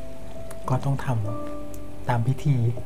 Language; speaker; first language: Thai; native; Thai